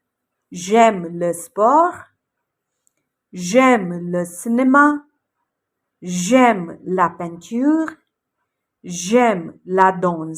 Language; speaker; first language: French; non-native, fluent; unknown